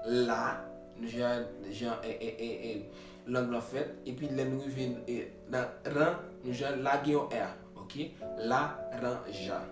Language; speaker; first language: French; non-native, learner; Haitian Creole